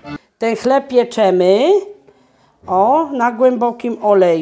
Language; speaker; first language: Polish; non-native, local second language; Romany